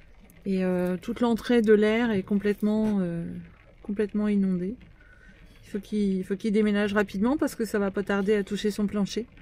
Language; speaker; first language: French; native; French